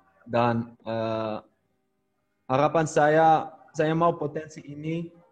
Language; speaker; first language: Indonesian; non-native, learner; Dutch